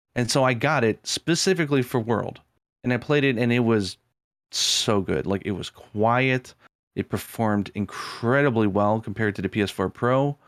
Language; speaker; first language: English; native; English